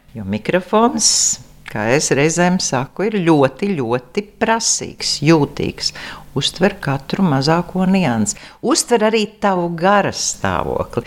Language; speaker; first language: Latvian; native; Latvian